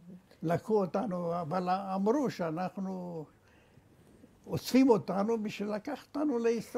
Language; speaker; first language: Hebrew; non-native, fluent; Romanian